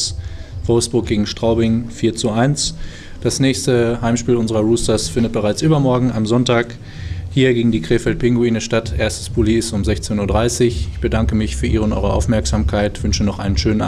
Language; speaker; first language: German; native; German